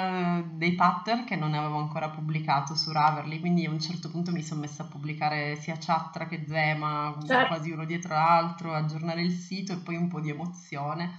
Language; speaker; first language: Italian; native; Italian